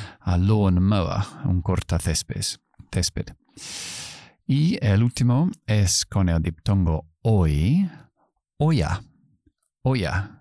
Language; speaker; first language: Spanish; non-native, fluent; English